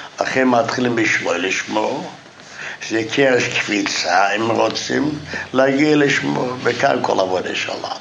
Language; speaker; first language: Hebrew; non-native, fluent; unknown